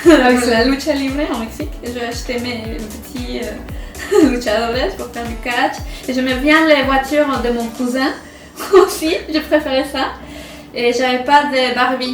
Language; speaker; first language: French; non-native, fluent; Spanish